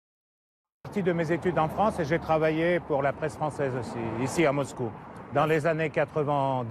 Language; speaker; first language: French; non-native, fluent; Russian